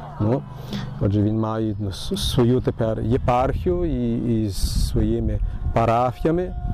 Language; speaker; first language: Ukrainian; early bilingual, heritage; Ukrainian